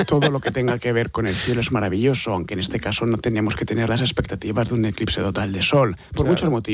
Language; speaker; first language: Spanish; native; Spanish